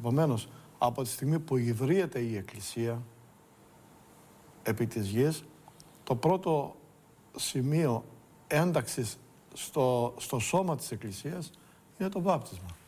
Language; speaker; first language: Greek; native; Greek